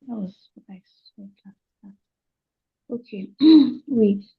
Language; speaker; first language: French; non-native, learner; Yoruba